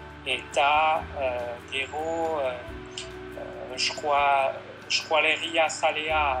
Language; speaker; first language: Basque; non-native, learner; French